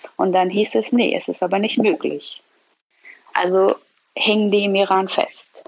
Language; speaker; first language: German; early bilingual, other home language; Persian